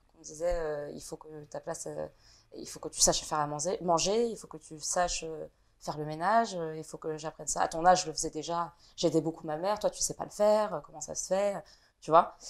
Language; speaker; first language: French; early bilingual, other home language; Vietnamese